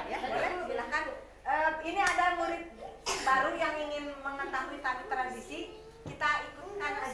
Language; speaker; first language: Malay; non-native, local second language; Sundanese